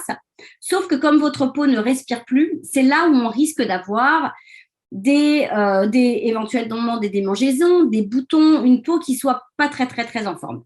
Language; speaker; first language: French; native; French